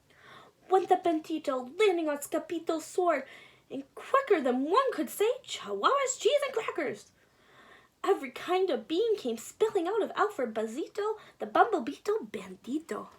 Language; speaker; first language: English; native; English